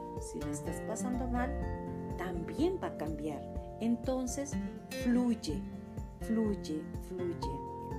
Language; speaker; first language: Spanish; native; Spanish